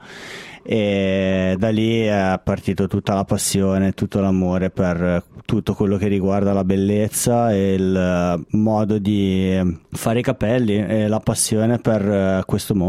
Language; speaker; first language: Italian; native; Italian